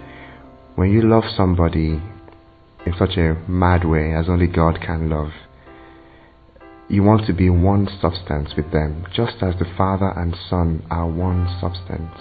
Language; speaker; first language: English; non-native, local second language; Igbo